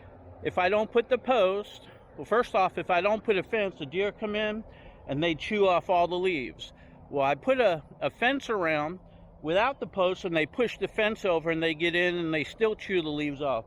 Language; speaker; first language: English; native; English